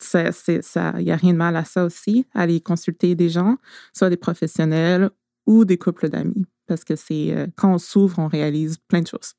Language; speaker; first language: French; native; French